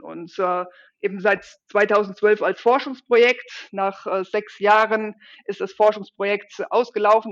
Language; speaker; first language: German; native; German